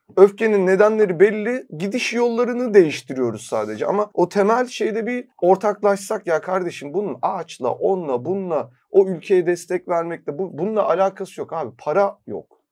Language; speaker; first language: Turkish; native; Turkish